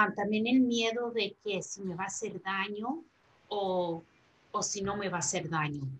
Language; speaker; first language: Spanish; early bilingual, heritage; Spanish